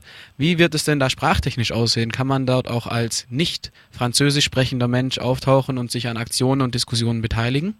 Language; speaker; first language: German; native; German